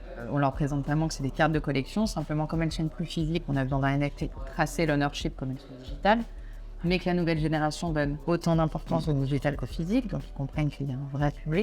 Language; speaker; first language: French; native; French